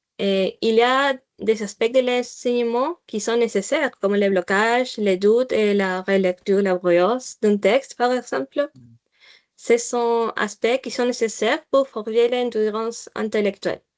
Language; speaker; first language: French; non-native, learner; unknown